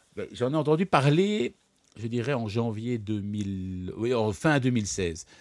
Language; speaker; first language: French; native; French